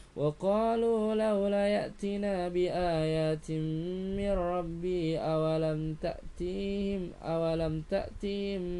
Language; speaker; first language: Arabic; non-native, fluent; Indonesian